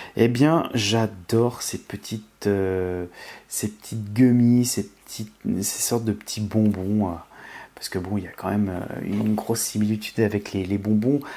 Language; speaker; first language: French; native; French